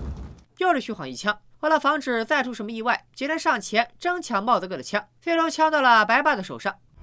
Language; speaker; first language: Chinese; native; Chinese